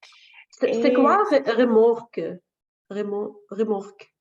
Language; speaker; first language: French; non-native, learner; Russian